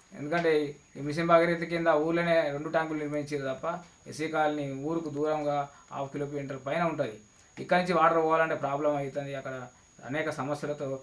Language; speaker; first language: Telugu; native; Telugu